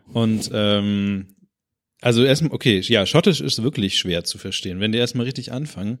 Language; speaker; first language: German; native; German